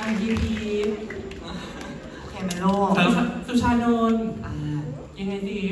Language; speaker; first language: Thai; native; Thai